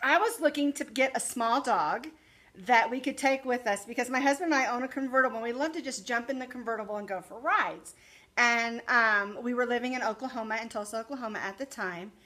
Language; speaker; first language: English; native; English